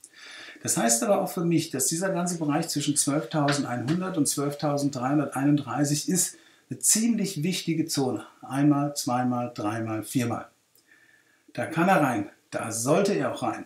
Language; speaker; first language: German; native; German